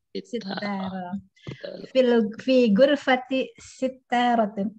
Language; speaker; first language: Arabic; non-native, learner; Indonesian